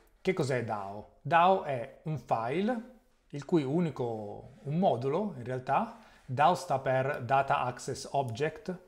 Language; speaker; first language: Italian; native; Italian